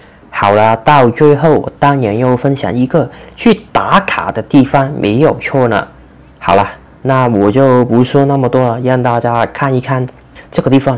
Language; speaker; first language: Chinese; non-native, fluent; Cantonese